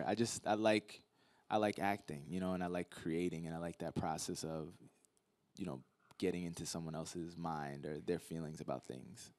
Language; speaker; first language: English; native; English